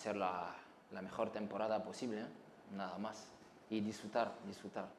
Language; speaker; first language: Spanish; non-native, fluent; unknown